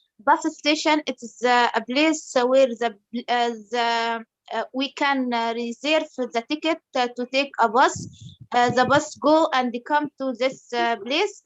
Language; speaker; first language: English; non-native, learner; Arabic